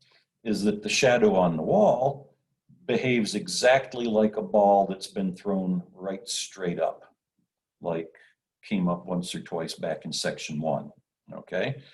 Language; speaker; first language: English; native; English